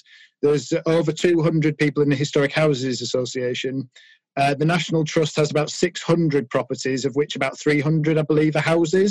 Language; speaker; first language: English; native; English